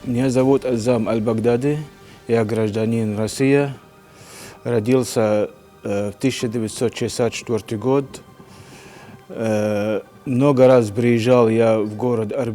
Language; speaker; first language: Russian; non-native, fluent; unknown